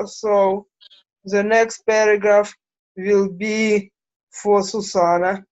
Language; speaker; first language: English; non-native, learner; Ukrainian